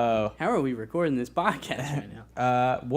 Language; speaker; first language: English; native; English